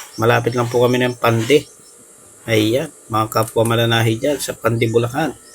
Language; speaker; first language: Filipino; native; Filipino